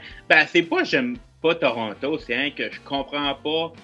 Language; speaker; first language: French; native; French